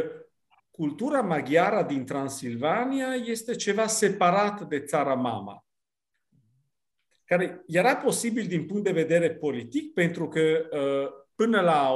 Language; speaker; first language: Romanian; non-native, fluent; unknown